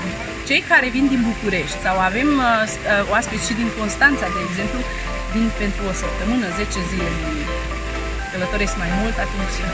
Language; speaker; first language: Romanian; non-native, fluent; Hungarian